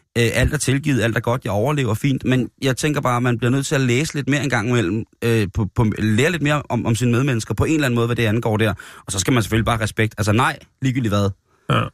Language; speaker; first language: Danish; native; Danish